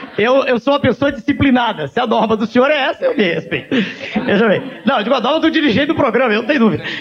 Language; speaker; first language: Portuguese; native; Portuguese